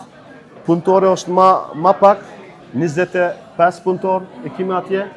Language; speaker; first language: Albanian; early bilingual, heritage; Albanian